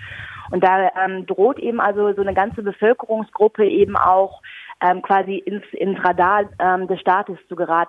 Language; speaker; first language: German; native; German